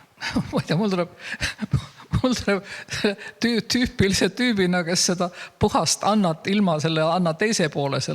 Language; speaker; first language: Estonian; native; Estonian